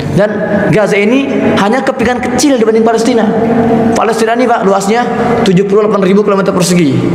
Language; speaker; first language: Indonesian; native; Indonesian